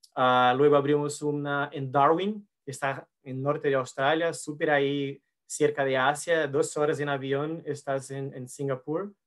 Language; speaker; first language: Spanish; non-native, learner; Portuguese